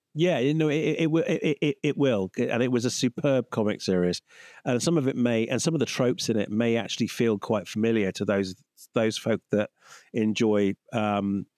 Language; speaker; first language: English; native; English